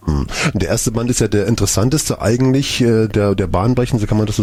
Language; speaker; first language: German; native; German